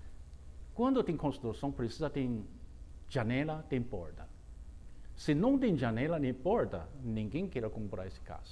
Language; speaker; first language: Portuguese; non-native, fluent; Chinese